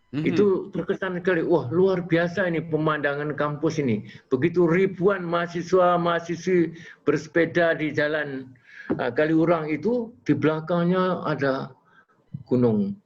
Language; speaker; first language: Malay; non-native, local second language; Javanese